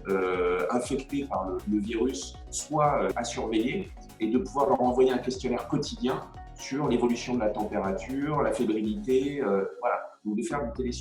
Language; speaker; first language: French; native; French